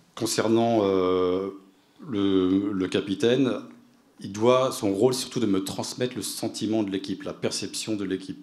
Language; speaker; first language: French; native; French